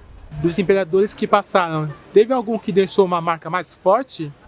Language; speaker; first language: Portuguese; native; Portuguese